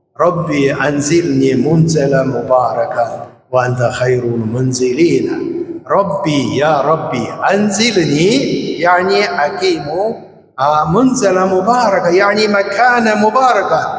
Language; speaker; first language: Arabic; non-native, fluent; Chinese